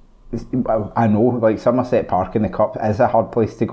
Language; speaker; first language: English; native; English